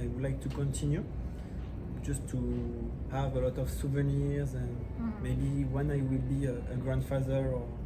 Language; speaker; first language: English; non-native, learner; French